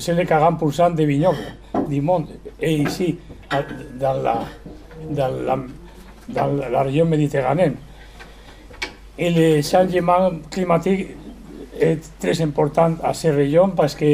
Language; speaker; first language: French; non-native, learner; Spanish